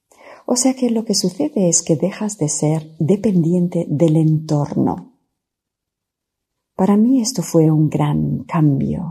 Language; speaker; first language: Spanish; non-native, fluent; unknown